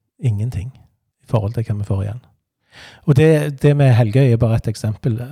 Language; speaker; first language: Norwegian; native; Norwegian